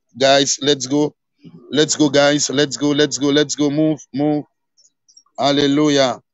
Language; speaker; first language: English; non-native, learner; Haitian Creole